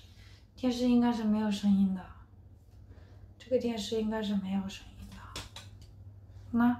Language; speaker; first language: Chinese; native; Chinese